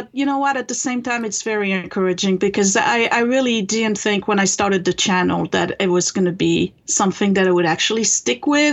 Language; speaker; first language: English; non-native, fluent; French